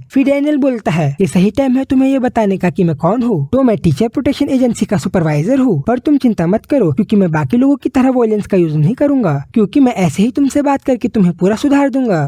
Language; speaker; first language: Hindi; native; Hindi